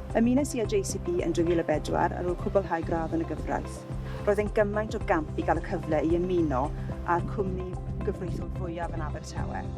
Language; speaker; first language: Welsh; non-native, local second language; English